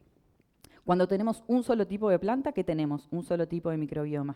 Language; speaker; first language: Spanish; native; Spanish